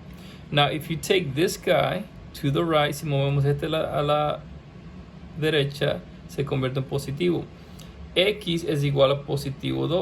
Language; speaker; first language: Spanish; early bilingual, heritage; Spanish